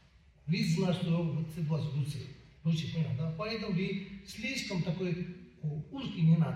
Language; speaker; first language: Russian; non-native, learner; Tibetan